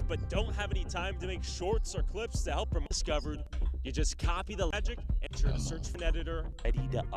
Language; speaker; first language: English; native; English